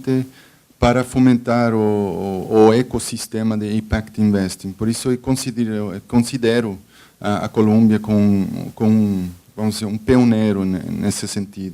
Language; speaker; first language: Portuguese; non-native, fluent; Spanish